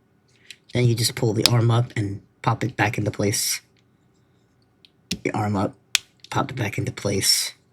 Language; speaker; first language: English; native; English